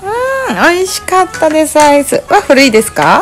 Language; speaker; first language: Japanese; native; Japanese